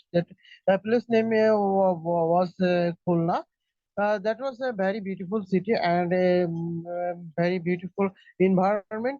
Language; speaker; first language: English; non-native, learner; Bangla